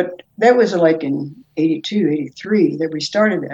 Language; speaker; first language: English; native; English